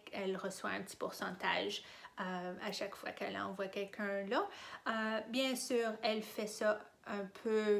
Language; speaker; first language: French; non-native, fluent; English